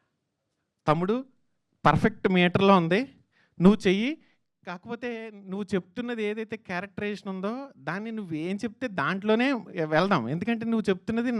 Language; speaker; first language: Telugu; native; Telugu